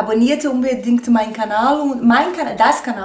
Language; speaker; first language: German; non-native, fluent; Portuguese